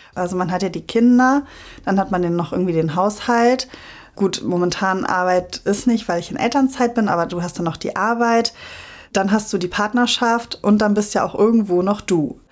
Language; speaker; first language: German; native; German